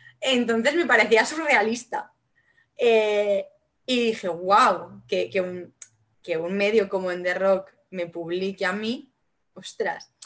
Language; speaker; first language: Spanish; non-native, local second language; Catalan